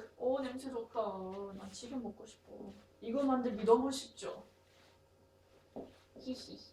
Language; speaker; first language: Korean; non-native, learner; English